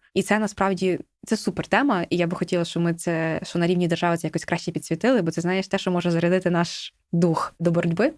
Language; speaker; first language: Ukrainian; native; Ukrainian